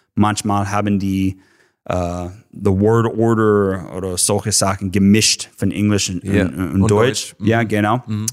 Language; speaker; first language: German; non-native, fluent; English